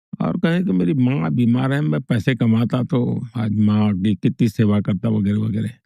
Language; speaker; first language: Hindi; non-native, local second language; Gujarati